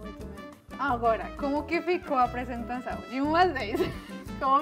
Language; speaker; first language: Portuguese; non-native, fluent; Spanish